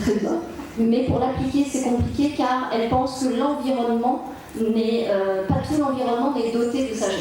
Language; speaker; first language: French; native; French